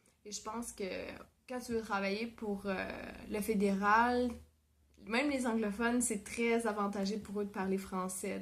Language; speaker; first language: French; native; French